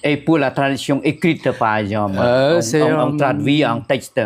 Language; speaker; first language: French; non-native, fluent; Khmer